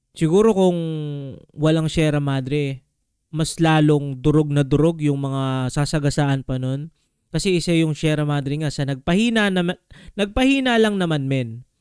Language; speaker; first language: Filipino; native; Filipino